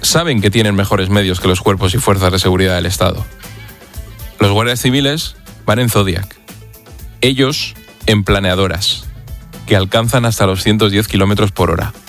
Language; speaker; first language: Spanish; native; Spanish